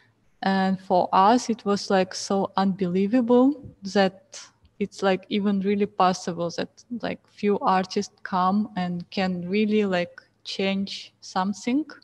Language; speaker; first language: English; non-native, fluent; Kyrgyz